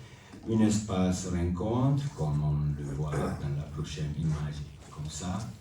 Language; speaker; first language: French; non-native, local second language; Italian